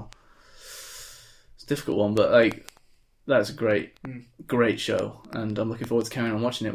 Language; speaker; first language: English; native; English